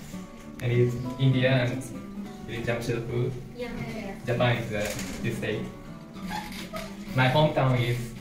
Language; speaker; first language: English; non-native, learner; Japanese